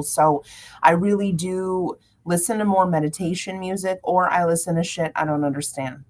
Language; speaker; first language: English; native; English